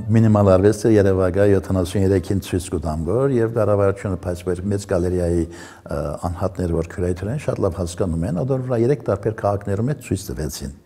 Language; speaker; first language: Armenian; early bilingual, heritage; Armenian